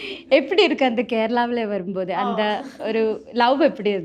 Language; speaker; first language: Tamil; non-native, learner; Malayalam